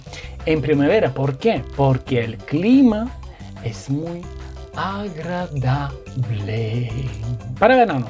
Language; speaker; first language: Spanish; non-native, fluent; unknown